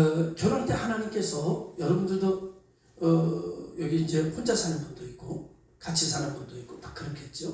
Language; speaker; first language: Korean; native; Korean